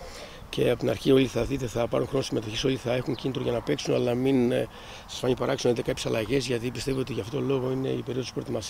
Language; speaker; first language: Greek; native; Greek